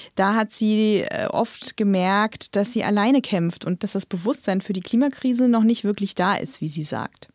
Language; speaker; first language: German; native; German